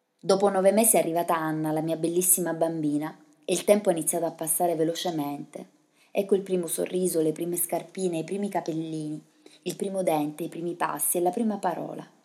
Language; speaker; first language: Italian; early bilingual, other home language; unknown